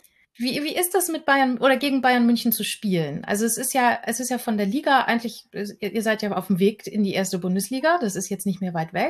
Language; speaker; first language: German; native; German